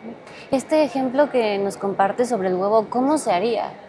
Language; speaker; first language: Spanish; native; Spanish